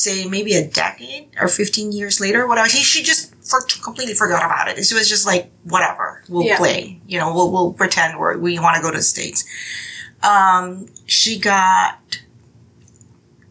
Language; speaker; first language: English; non-native, local second language; Filipino